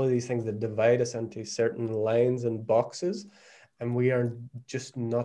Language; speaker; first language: English; native; English